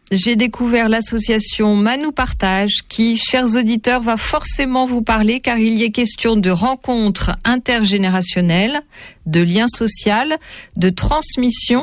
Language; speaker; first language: French; native; French